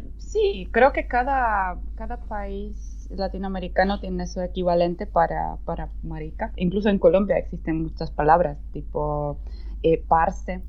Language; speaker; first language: Spanish; non-native, fluent; Polish